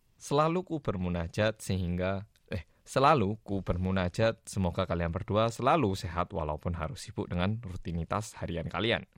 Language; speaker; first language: Indonesian; native; Indonesian